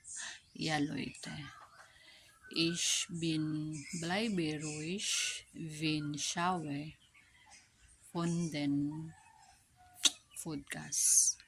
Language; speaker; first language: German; non-native, learner; Filipino